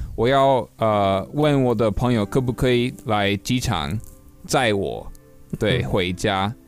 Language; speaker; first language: Chinese; non-native, fluent; English